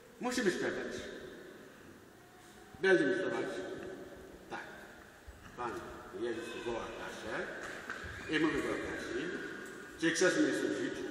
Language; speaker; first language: Polish; non-native, learner; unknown